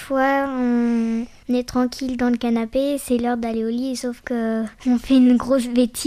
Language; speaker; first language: French; native; French